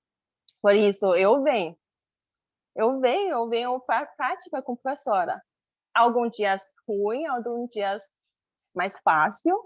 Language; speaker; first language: Portuguese; non-native, learner; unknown